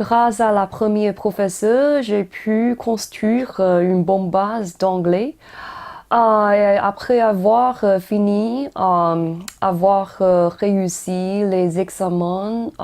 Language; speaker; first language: French; non-native, learner; Chinese